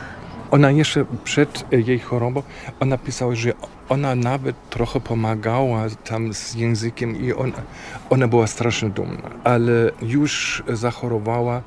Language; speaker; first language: Polish; non-native, fluent; German